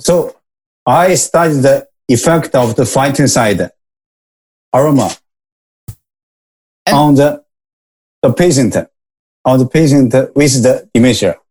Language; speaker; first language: English; non-native, learner; Japanese